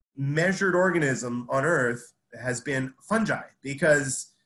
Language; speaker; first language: English; native; English